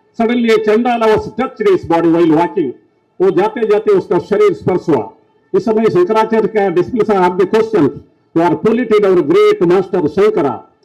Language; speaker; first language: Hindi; non-native, local second language; Kannada